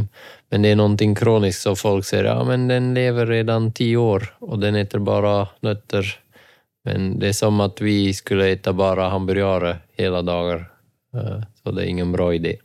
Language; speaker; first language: Swedish; non-native, fluent; Dutch